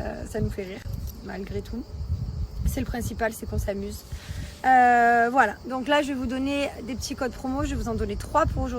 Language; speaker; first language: French; native; French